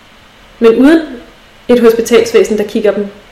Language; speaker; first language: Danish; native; Danish